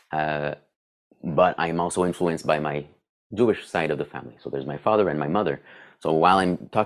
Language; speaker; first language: English; non-native, fluent; French